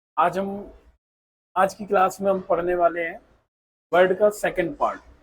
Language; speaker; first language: Hindi; native; Hindi